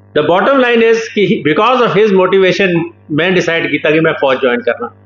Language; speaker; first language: Hindi; non-native, local second language; Punjabi